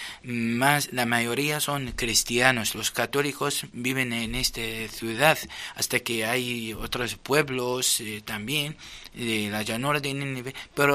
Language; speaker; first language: Spanish; non-native, fluent; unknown